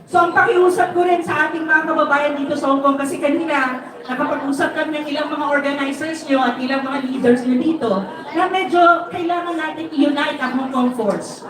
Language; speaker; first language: Filipino; non-native, local second language; Waray